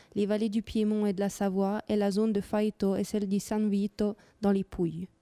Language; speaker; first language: French; non-native, local second language; Italian